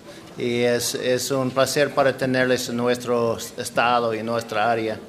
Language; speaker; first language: Spanish; non-native, learner; English